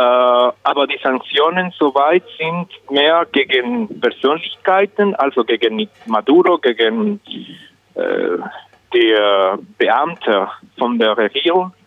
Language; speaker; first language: German; non-native, learner; Spanish